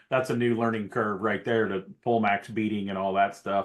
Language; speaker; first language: English; native; English